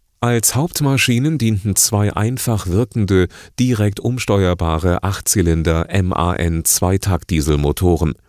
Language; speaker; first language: German; native; German